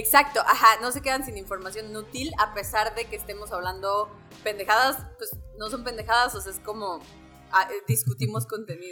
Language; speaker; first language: Spanish; native; Spanish